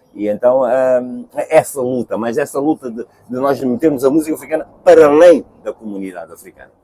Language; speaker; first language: Portuguese; early bilingual, other home language; Kabuverdianu